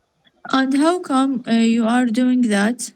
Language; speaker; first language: English; non-native, learner; Arabic